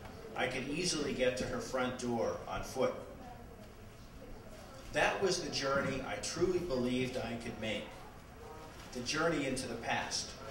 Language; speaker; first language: English; native; English